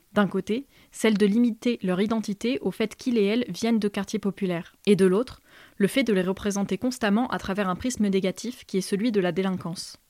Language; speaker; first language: French; native; French